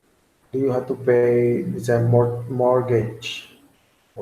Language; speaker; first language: English; non-native, learner; Spanish